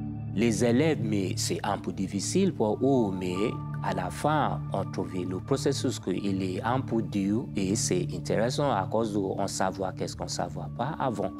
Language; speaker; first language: French; non-native, learner; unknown